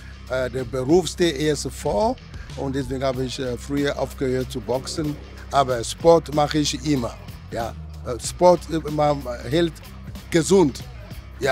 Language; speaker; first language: German; non-native, fluent; Ewe